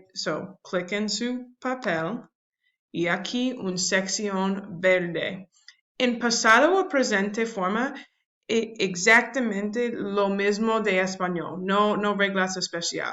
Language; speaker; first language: Spanish; non-native, learner; English